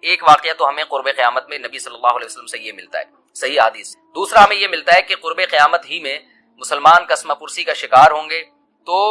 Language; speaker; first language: Urdu; native; Urdu